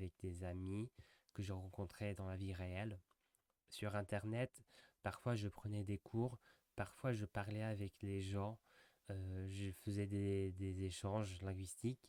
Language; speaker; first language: French; non-native, fluent; English